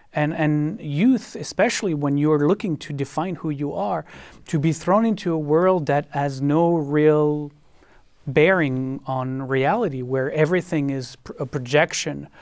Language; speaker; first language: English; non-native, fluent; French